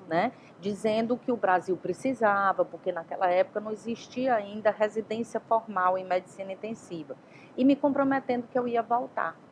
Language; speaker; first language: Portuguese; native; Portuguese